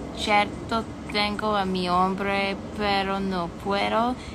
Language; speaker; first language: Spanish; non-native, learner; English